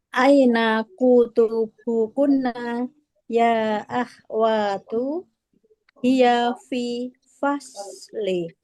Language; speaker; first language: Arabic; non-native, learner; Indonesian